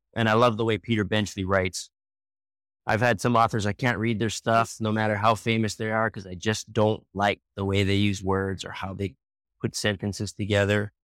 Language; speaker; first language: English; native; English